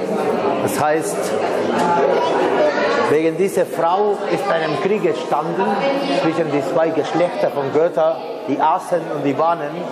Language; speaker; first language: German; non-native, fluent; Spanish